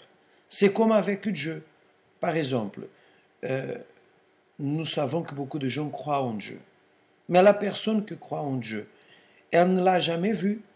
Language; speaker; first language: French; non-native, fluent; Portuguese